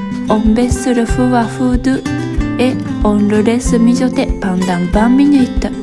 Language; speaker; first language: French; non-native, fluent; Japanese